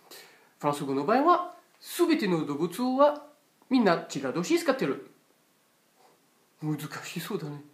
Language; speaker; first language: Japanese; non-native, fluent; French